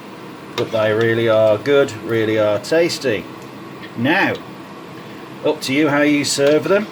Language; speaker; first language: English; native; English